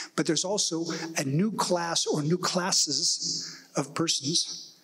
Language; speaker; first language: English; native; English